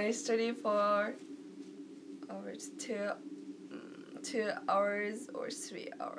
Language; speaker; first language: English; non-native, learner; Japanese